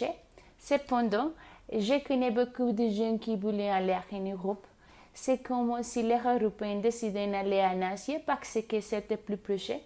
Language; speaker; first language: French; non-native, learner; Spanish